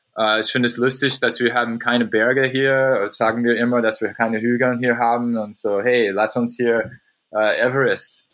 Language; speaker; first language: German; non-native, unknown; English